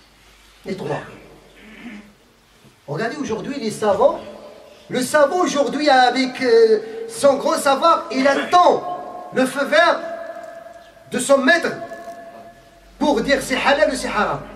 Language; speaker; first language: French; non-native, fluent; Arabic